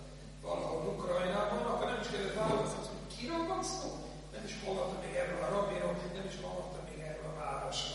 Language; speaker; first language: Hungarian; non-native, fluent; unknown